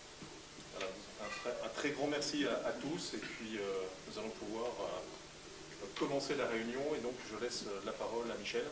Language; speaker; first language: French; native; French